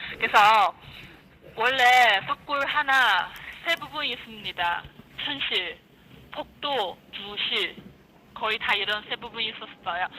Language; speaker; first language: Korean; non-native, fluent; Chinese